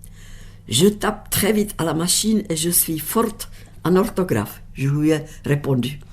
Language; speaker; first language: French; non-native, fluent; Czech